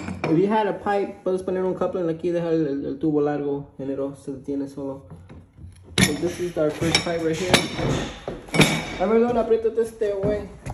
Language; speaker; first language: English; early bilingual, other home language; Spanish